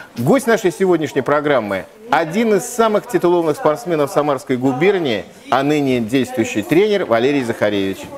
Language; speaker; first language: Russian; native; Russian